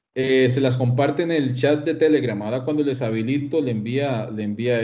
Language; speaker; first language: Spanish; native; Spanish